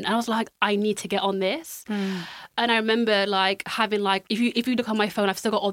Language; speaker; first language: English; native; English